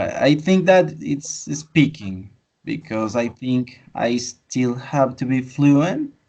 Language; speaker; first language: English; non-native, fluent; Spanish